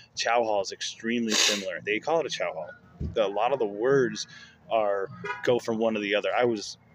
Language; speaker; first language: English; native; English